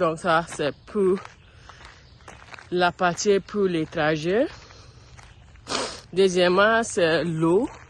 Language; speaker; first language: French; non-native, learner; English